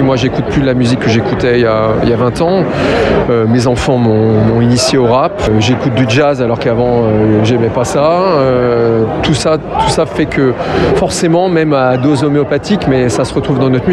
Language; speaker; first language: French; native; French